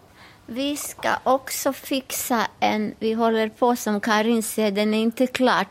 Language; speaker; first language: Swedish; non-native, fluent; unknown